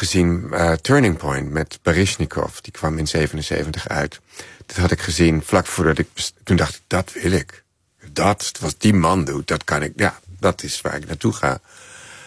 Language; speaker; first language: Dutch; native; Dutch